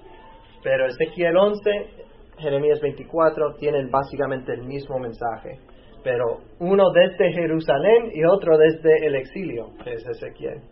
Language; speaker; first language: Spanish; native; Spanish